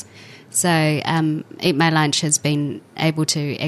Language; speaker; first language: English; native; English